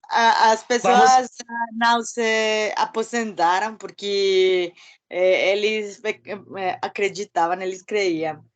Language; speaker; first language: Portuguese; non-native, learner; Spanish